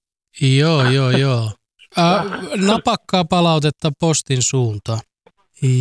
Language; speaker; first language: Finnish; native; Finnish